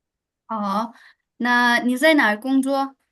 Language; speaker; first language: Chinese; non-native, fluent; Urdu